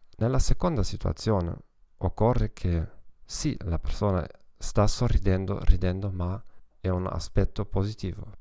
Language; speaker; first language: Italian; non-native, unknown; German